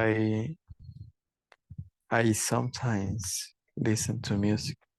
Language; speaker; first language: English; non-native, learner; Spanish